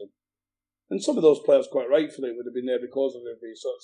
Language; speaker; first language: English; native; English